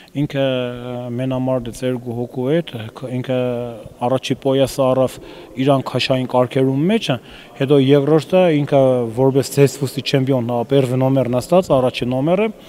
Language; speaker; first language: Armenian; native; Armenian